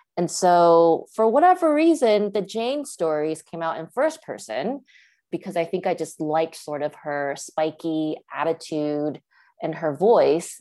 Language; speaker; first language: English; early bilingual, other home language; Chinese